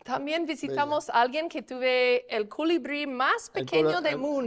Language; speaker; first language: Spanish; non-native, fluent; English